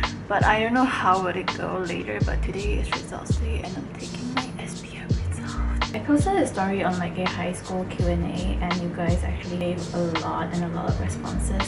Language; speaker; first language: English; non-native, local second language; Chinese